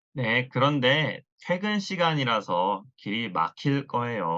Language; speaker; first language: Korean; non-native, learner; Thai